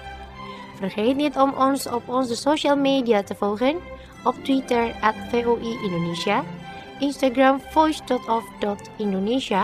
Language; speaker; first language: Dutch; non-native, fluent; Indonesian